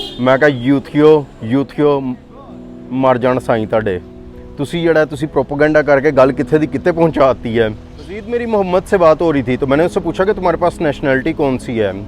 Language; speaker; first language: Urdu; non-native, local second language; Punjabi